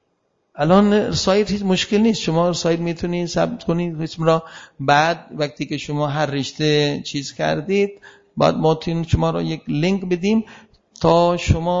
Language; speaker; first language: Persian; non-native, fluent; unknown